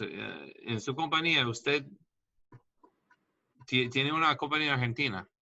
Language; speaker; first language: Spanish; non-native, learner; English